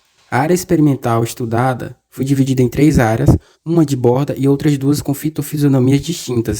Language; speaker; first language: Portuguese; native; Portuguese